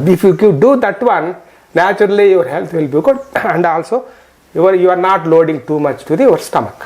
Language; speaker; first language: English; non-native, local second language; Kannada